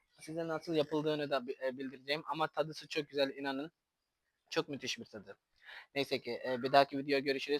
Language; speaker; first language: Turkish; non-native, fluent; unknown